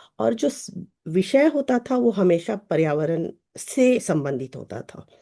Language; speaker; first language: Hindi; native; Hindi